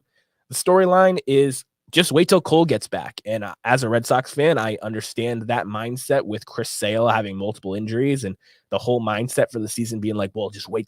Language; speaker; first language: English; native; English